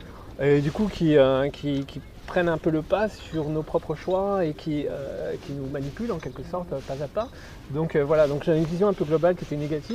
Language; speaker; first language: French; native; French